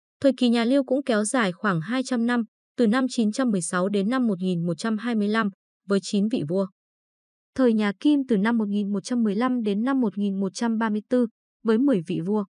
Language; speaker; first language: Vietnamese; native; Vietnamese